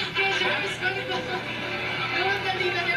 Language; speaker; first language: Filipino; non-native, learner; Japanese